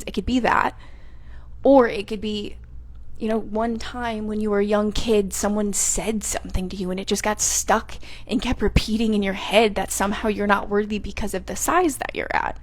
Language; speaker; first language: English; native; English